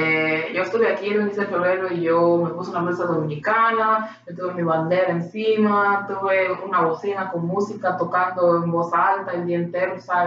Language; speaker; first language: Spanish; early bilingual, heritage; Spanish